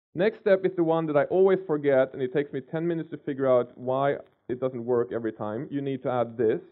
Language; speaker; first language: English; non-native, fluent; Swedish